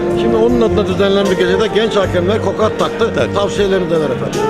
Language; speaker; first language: Turkish; native; Turkish